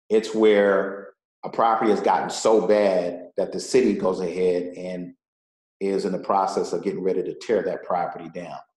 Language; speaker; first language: English; native; English